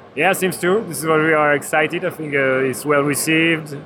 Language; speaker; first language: English; non-native, fluent; French